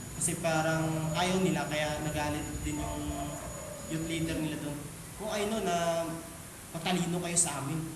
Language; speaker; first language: Filipino; non-native, local second language; Cebuano